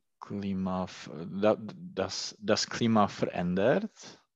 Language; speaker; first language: German; non-native, learner; Czech